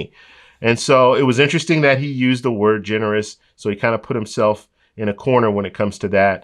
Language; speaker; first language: English; native; English